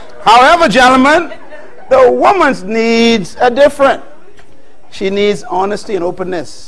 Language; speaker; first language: English; native; English